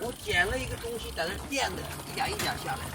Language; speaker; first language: Chinese; native; Chinese